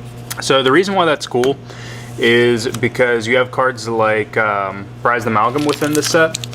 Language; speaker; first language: English; native; English